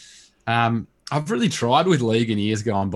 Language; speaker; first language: English; native; English